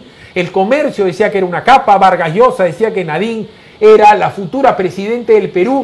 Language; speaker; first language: Spanish; native; Spanish